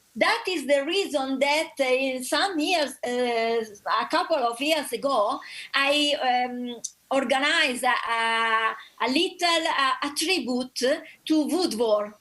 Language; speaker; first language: English; non-native, learner; Italian